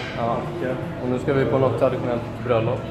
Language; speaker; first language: Swedish; native; Swedish